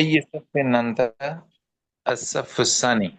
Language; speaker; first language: Arabic; non-native, learner; Urdu